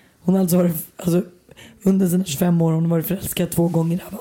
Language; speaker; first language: Swedish; native; Swedish